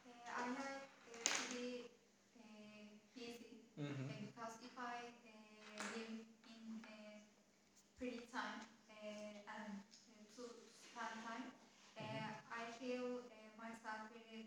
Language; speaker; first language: English; non-native, learner; Turkish